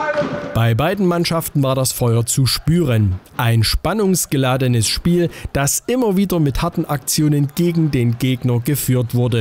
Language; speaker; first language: German; native; German